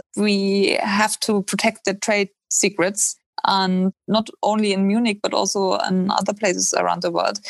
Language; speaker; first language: English; non-native, fluent; German